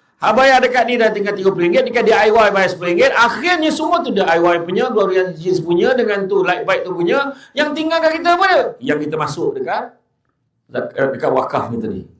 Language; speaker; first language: Malay; native; Malay